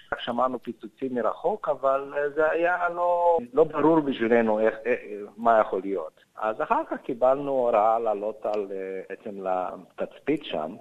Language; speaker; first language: Hebrew; non-native, fluent; Romanian